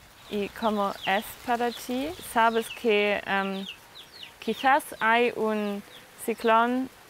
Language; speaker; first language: Spanish; non-native, learner; German